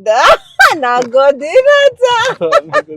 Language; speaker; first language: Macedonian; non-native, learner; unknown